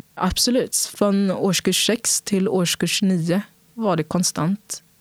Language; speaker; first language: Swedish; early bilingual, other home language; Portuguese